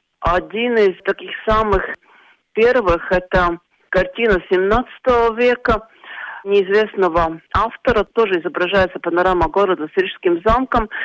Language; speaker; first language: Russian; non-native, local second language; Latvian